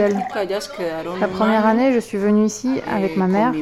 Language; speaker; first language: French; non-native, fluent; Spanish